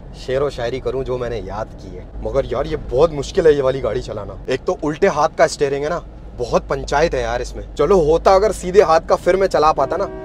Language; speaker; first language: Hindi; native; Hindi